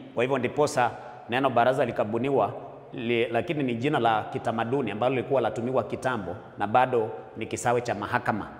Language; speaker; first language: Swahili; non-native, local second language; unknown